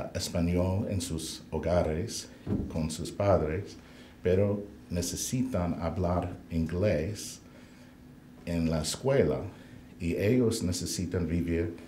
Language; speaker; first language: Spanish; non-native, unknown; English